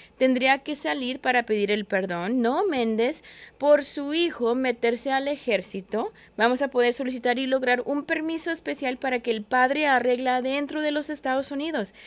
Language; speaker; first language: Spanish; early bilingual, heritage; Spanish